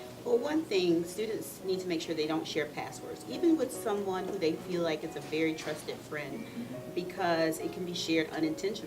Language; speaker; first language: English; native; English